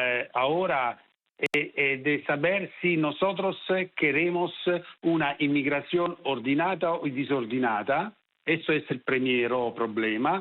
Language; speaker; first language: Spanish; non-native, fluent; Italian